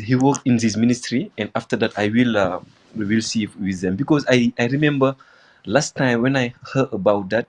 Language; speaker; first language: English; non-native, local second language; Wolof